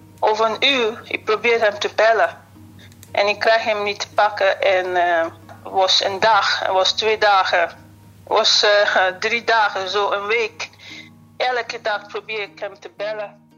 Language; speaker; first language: Dutch; non-native, fluent; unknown